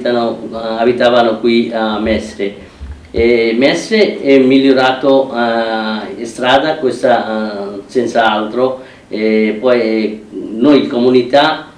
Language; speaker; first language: Italian; non-native, fluent; Bangla